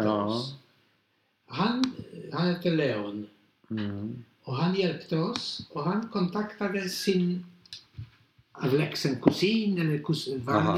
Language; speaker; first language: Swedish; non-native, fluent; Polish